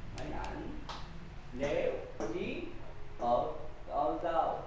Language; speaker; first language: Vietnamese; non-native, learner; Korean